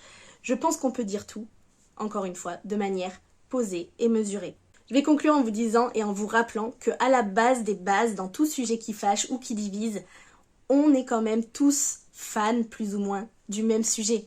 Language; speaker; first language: French; native; French